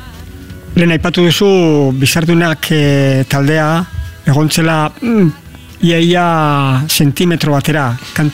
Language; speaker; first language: Basque; native; Basque